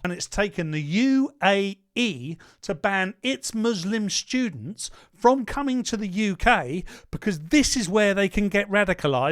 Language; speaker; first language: English; native; English